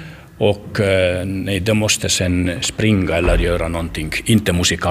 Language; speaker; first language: Swedish; non-native, learner; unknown